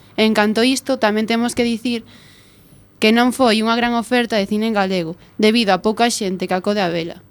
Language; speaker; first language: Galician; non-native, local second language; Spanish